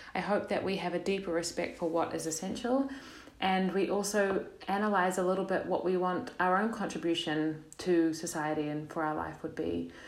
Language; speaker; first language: English; native; English